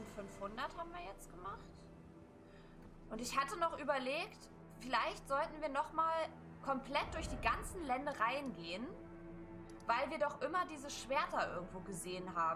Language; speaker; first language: German; native; German